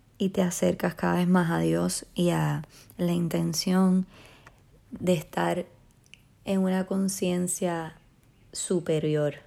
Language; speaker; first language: Spanish; native; Spanish